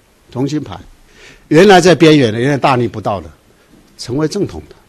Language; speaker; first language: Chinese; native; Chinese